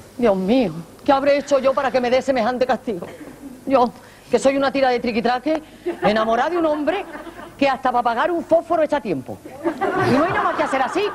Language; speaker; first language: Spanish; native; Spanish